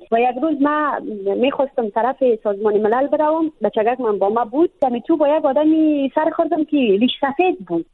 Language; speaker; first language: Persian; native; Persian